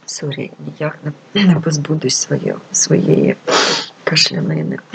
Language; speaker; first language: Ukrainian; non-native, local second language; Russian